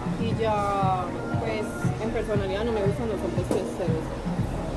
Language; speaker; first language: Spanish; non-native, learner; German